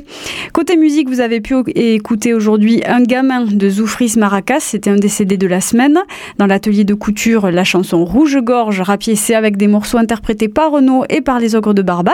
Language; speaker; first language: French; native; French